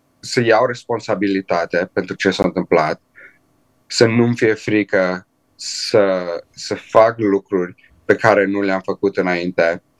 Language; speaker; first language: Romanian; early bilingual, heritage; Romanian